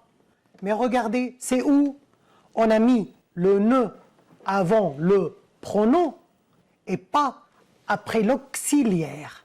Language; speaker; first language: French; non-native, fluent; Arabic